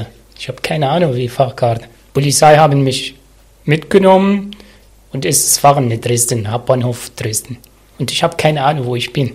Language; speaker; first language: German; non-native, learner; Arabic